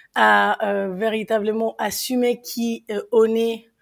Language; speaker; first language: French; non-native, fluent; Spanish